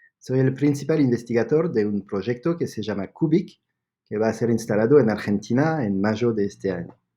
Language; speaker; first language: Spanish; non-native, fluent; French